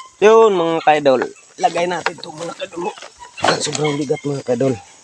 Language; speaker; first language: Filipino; non-native, local second language; Cebuano